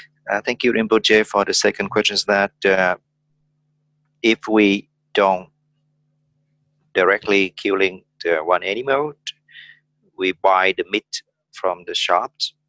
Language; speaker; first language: English; non-native, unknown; Vietnamese